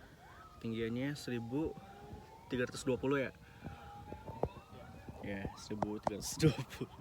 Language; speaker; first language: Indonesian; native; Indonesian